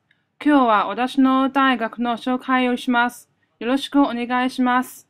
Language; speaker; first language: Japanese; non-native, learner; Cantonese